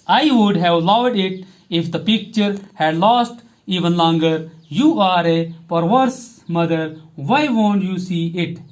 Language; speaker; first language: English; non-native, local second language; Kashmiri